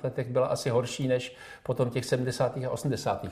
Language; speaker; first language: Czech; native; Czech